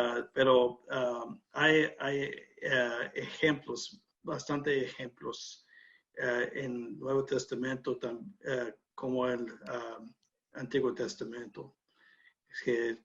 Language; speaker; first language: Spanish; non-native, learner; English